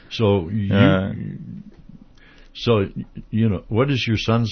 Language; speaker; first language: English; native; English